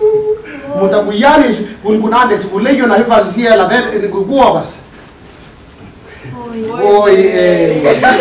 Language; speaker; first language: Finnish; non-native, learner; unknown